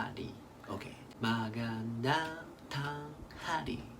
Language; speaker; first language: Filipino; non-native, learner; Japanese